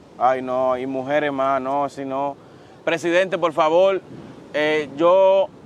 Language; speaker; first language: Spanish; native; Spanish